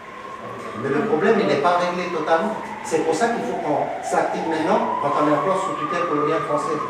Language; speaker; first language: French; native; French